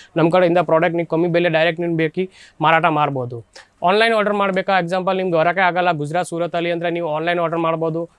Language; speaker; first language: Kannada; non-native, learner; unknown